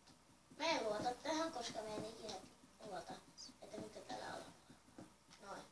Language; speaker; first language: Finnish; native; Finnish